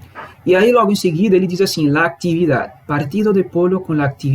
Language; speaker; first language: Spanish; non-native, fluent; Portuguese